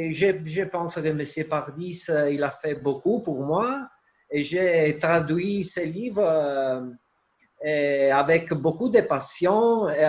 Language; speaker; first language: French; non-native, fluent; Italian